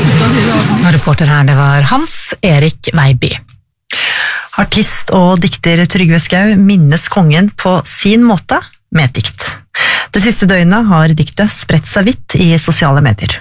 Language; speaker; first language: Norwegian; native; Norwegian